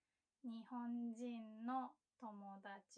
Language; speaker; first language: Japanese; non-native, fluent; English